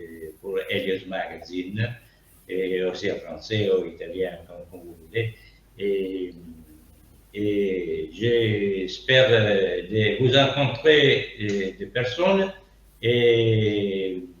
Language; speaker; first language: French; non-native, learner; Italian